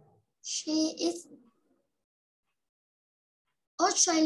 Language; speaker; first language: English; non-native, learner; Vietnamese